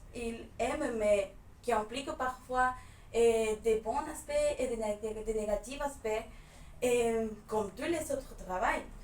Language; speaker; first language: French; non-native, fluent; Spanish